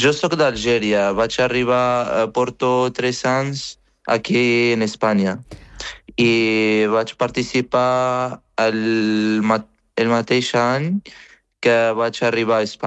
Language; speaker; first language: Catalan; non-native, fluent; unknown